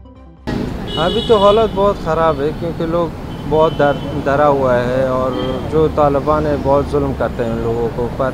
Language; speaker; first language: Hindi; non-native, learner; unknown